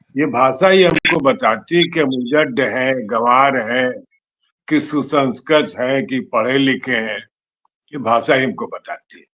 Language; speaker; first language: Hindi; native; Hindi